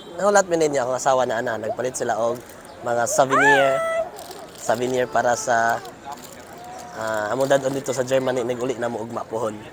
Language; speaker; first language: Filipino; non-native, local second language; Cebuano